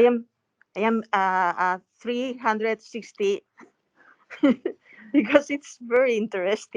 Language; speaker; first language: English; non-native, fluent; Spanish